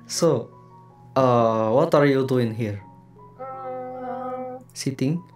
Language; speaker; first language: English; non-native, learner; Indonesian